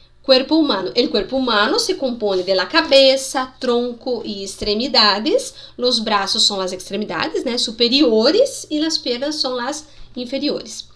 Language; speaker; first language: Spanish; non-native, fluent; Portuguese